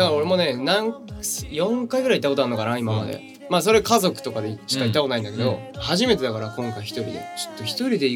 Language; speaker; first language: Japanese; native; Japanese